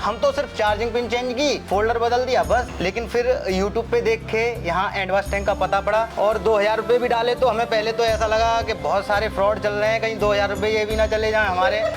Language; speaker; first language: Hindi; native; Hindi